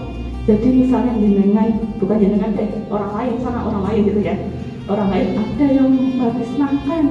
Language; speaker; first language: Indonesian; non-native, local second language; Javanese